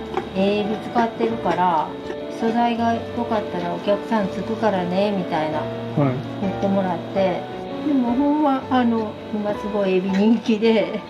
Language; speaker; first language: Japanese; native; Japanese